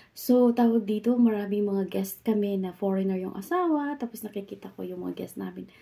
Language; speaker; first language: Filipino; native; Filipino